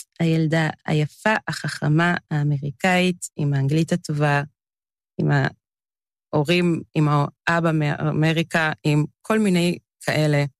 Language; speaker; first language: Hebrew; early bilingual, other home language; English